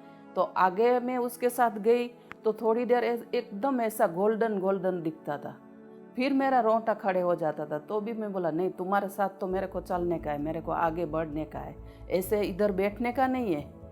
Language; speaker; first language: Hindi; non-native, local second language; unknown